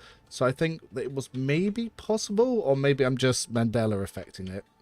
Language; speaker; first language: English; native; English